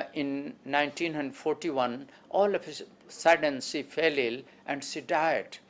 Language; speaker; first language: English; non-native, local second language; Hindi